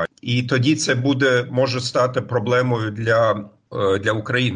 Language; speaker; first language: Ukrainian; non-native, fluent; German